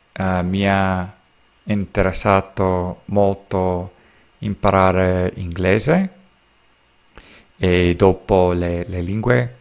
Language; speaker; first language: Italian; non-native, learner; English